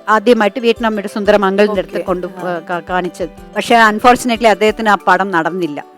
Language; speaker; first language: Malayalam; native; Malayalam